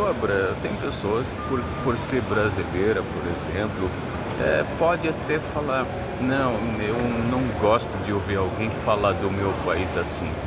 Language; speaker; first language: Portuguese; non-native, fluent; Arabic